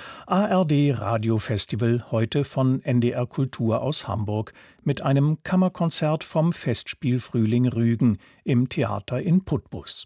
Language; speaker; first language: German; native; German